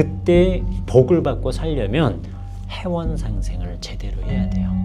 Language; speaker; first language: Korean; native; Korean